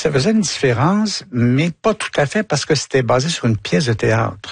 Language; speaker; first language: French; native; French